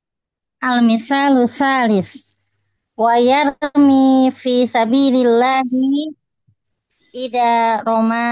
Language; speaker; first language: Arabic; non-native, learner; Indonesian